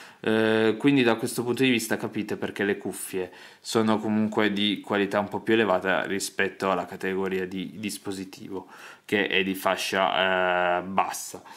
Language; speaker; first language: Italian; native; Italian